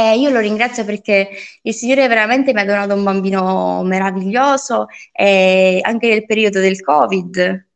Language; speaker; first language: Italian; early bilingual, other home language; Polish